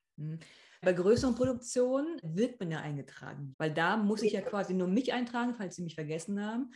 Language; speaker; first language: German; native; German